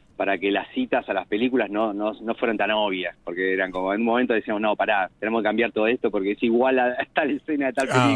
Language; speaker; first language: Spanish; native; Spanish